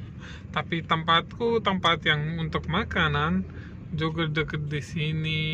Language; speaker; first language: Indonesian; non-native, learner; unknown